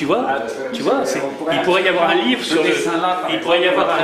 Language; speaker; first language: French; native; French